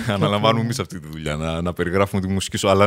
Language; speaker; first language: Greek; native; Greek